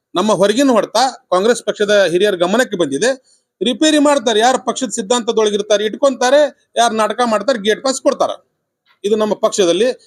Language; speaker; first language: Kannada; non-native, local second language; Urdu